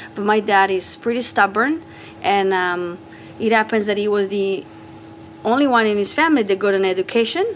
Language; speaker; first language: English; non-native, fluent; Italian